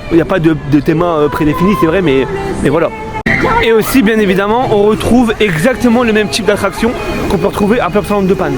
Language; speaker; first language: French; native; French